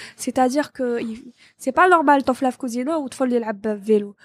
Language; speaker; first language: French; non-native, local second language; Arabic